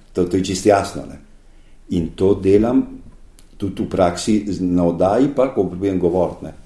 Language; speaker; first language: Slovenian; early bilingual, heritage; Slovenian